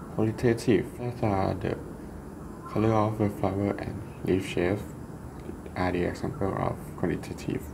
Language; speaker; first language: English; non-native, fluent; Thai